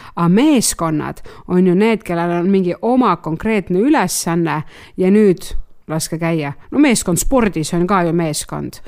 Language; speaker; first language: Estonian; non-native, local second language; Russian